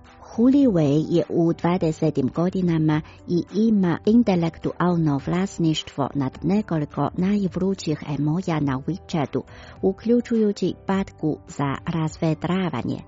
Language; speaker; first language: Croatian; non-native, fluent; Chinese